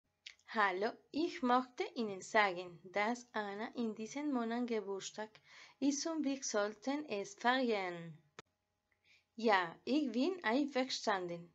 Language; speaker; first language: German; non-native, learner; Spanish